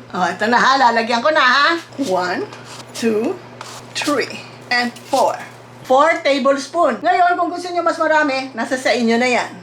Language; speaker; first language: Filipino; native; Filipino